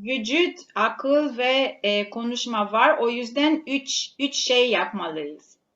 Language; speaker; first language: Turkish; non-native, learner; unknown